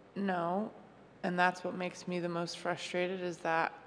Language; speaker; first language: English; native; English